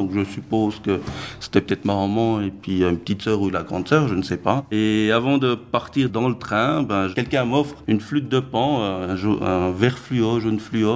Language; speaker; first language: French; early bilingual, other home language; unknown